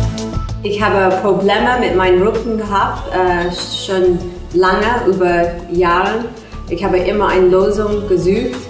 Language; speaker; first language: German; non-native, fluent; English